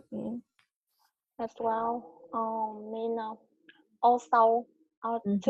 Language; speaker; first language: English; non-native, learner; Vietnamese